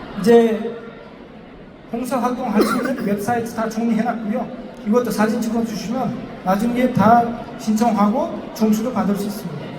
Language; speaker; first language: Korean; non-native, fluent; Uzbek